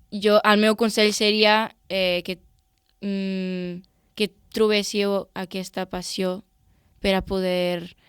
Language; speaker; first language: Catalan; non-native, local second language; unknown